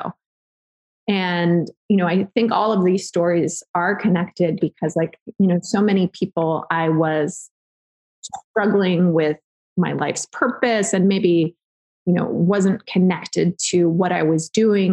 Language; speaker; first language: English; native; English